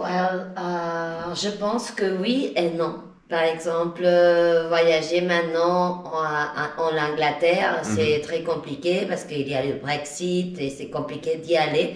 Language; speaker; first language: French; non-native, fluent; Spanish